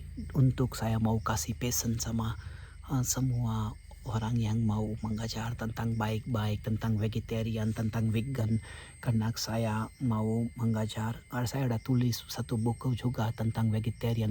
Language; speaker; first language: Indonesian; non-native, fluent; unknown